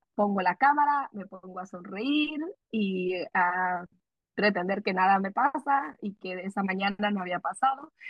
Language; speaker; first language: Spanish; early bilingual, heritage; Spanish